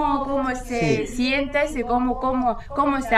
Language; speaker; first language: Spanish; non-native, learner; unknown